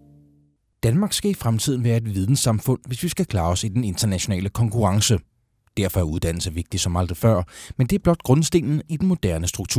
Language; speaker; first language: Danish; native; Danish